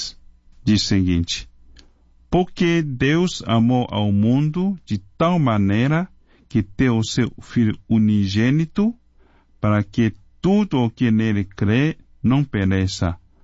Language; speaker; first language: Portuguese; non-native, fluent; Chinese